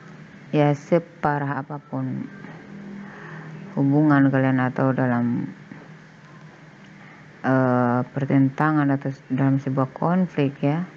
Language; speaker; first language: Indonesian; native; Indonesian